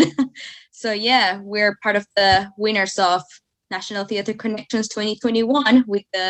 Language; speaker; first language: English; non-native, fluent; Spanish